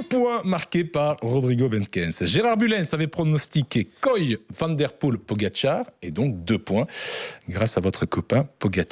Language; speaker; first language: French; native; French